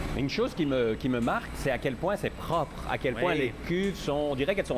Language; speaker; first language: French; native; French